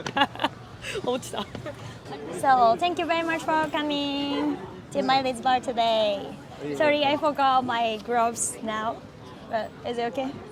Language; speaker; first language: English; non-native, learner; Japanese